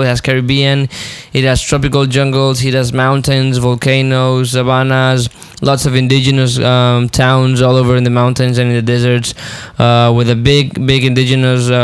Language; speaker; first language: English; non-native, fluent; Spanish